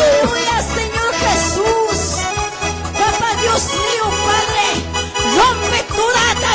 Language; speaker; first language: Spanish; non-native, local second language; Quechua